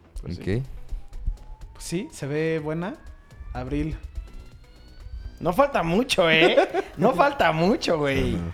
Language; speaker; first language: Spanish; native; Spanish